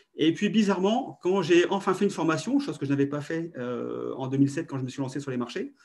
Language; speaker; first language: French; native; French